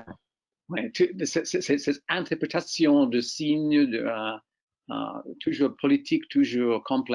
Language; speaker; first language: French; non-native, fluent; English